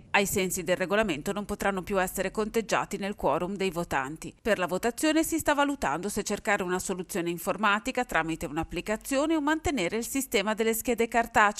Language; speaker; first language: Italian; native; Italian